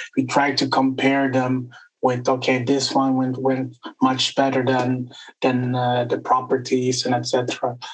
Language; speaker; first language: English; non-native, fluent; Swedish